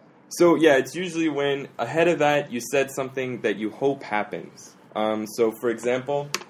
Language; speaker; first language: English; native; English